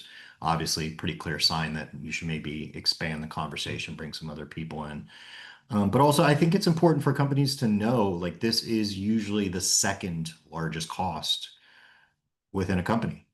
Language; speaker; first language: English; native; English